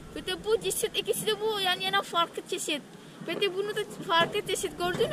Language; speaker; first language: Turkish; non-native, learner; Javanese